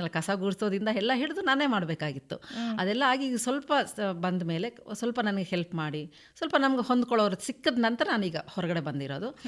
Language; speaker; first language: Kannada; non-native, local second language; Telugu